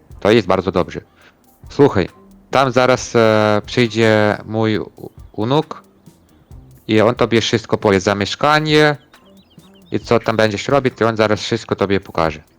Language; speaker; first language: Polish; non-native, learner; Ukrainian